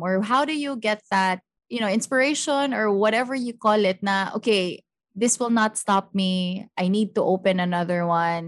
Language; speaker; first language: English; non-native, local second language; Cebuano